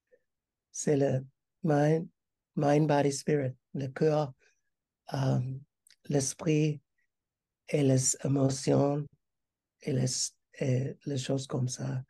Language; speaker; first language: French; non-native, learner; English